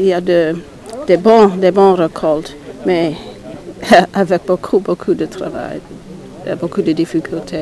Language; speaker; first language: French; non-native, fluent; English